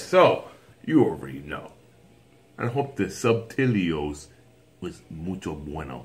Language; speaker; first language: English; native; English